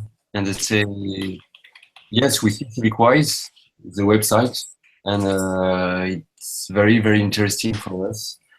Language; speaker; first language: English; non-native, learner; French